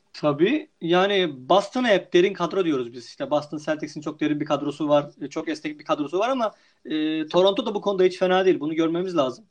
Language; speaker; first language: Turkish; native; Turkish